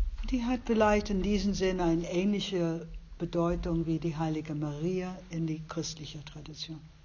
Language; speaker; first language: German; non-native, fluent; English